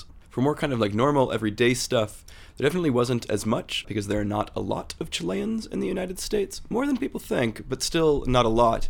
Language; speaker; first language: English; native; English